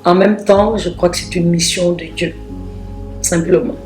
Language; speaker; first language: French; non-native, local second language; Wolof